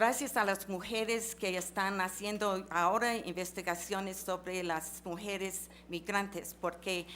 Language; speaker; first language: Spanish; non-native, fluent; English